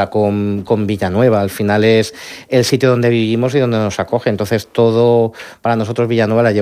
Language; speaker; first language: Spanish; native; Spanish